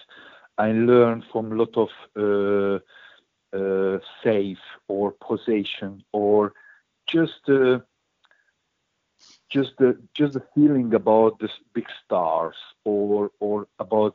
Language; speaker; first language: English; non-native, learner; Hungarian